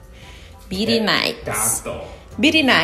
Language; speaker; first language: English; non-native, learner; Portuguese